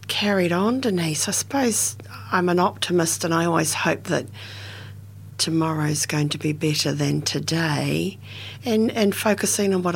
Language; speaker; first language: English; native; English